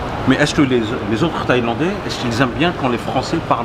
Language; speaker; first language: French; native; French